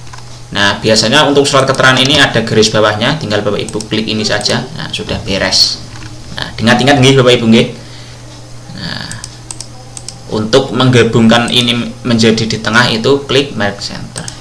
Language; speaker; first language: Indonesian; non-native, local second language; Javanese